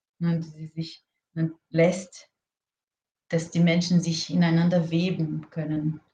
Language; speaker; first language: German; non-native, fluent; Portuguese